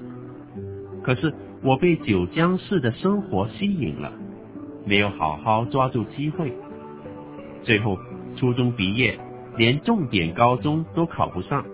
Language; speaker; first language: Chinese; native; Chinese